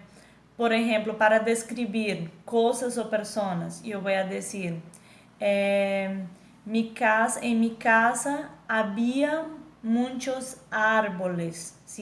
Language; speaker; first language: Spanish; non-native, fluent; Portuguese